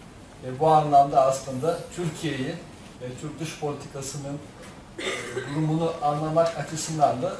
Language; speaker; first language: Turkish; native; Turkish